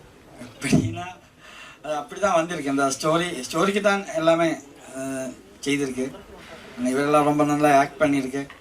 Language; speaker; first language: Tamil; non-native, learner; Malayalam